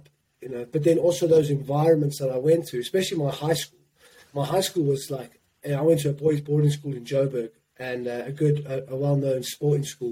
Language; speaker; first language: English; native; English